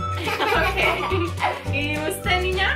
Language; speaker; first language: Spanish; early bilingual, heritage; Spanish